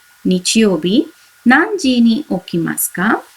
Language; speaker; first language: Japanese; non-native, fluent; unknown